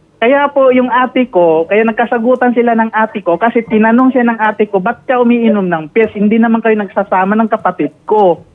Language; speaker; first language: Filipino; native; Filipino